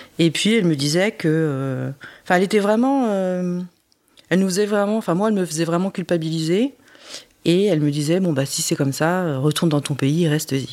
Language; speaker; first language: French; early bilingual, other home language; Korean